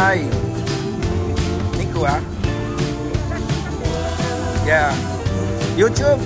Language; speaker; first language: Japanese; non-native, learner; Filipino